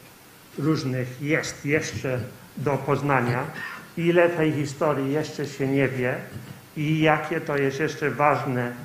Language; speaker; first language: Polish; early bilingual, heritage; Polish